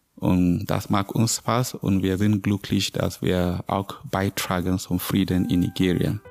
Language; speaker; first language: German; non-native, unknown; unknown